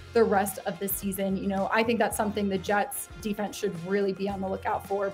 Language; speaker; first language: English; native; English